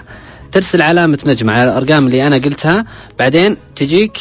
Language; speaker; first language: Arabic; native; Arabic